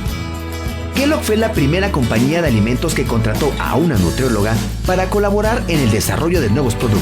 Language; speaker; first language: Spanish; native; Spanish